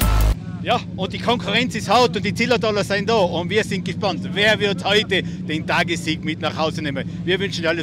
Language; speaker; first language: German; native; German